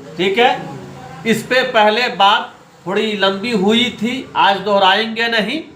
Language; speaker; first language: Urdu; native; Urdu